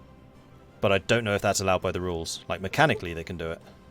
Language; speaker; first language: English; native; English